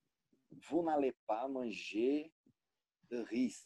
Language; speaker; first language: French; non-native, learner; Portuguese